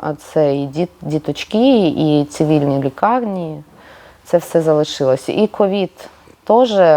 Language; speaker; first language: Ukrainian; non-native, local second language; Russian